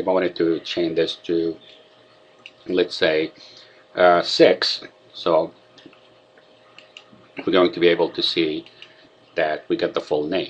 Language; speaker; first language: English; non-native, fluent; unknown